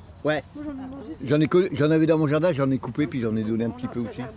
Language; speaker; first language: French; native; French